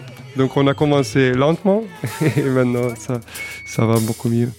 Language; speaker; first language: French; non-native, fluent; Hungarian